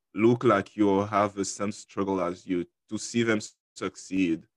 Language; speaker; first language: English; non-native, fluent; French